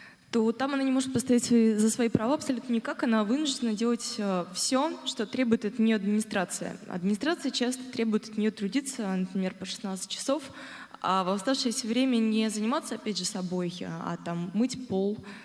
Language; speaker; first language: Russian; native; Russian